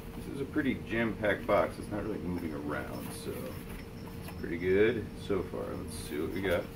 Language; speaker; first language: English; native; English